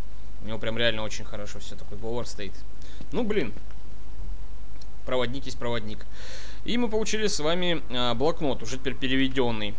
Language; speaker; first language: Russian; native; Russian